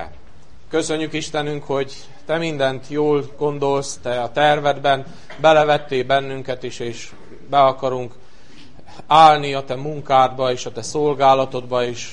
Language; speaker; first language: Hungarian; native; Hungarian